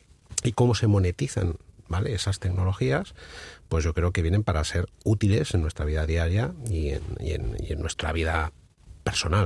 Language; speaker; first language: Spanish; native; Spanish